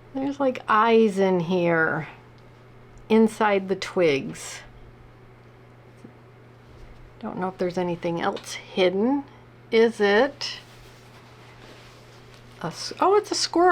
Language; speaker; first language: English; native; English